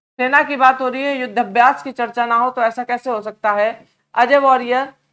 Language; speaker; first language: Hindi; native; Hindi